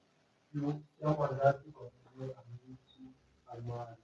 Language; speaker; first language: Italian; non-native, learner; French